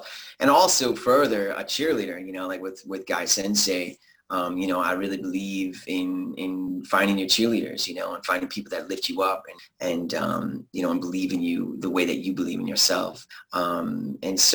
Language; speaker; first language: English; native; English